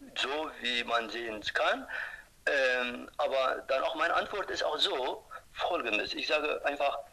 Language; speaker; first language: German; non-native, fluent; Turkish